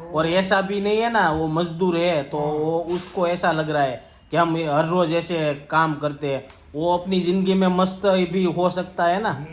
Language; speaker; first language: Hindi; non-native, local second language; Gujarati